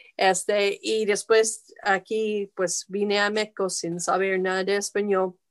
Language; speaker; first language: Spanish; non-native, fluent; English